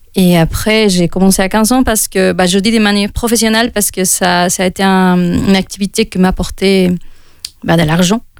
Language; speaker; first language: French; non-native, fluent; Spanish